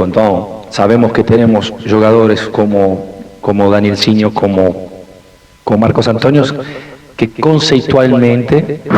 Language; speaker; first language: Portuguese; non-native, fluent; Spanish